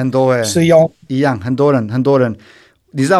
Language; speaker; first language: Chinese; non-native, fluent; Turkish